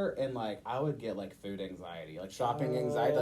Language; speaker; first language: English; native; English